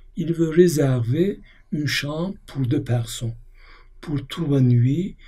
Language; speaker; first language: French; non-native, fluent; Turkish